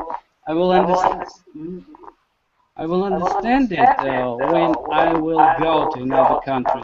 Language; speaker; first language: English; non-native, learner; Russian